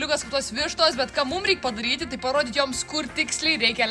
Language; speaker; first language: Lithuanian; native; Lithuanian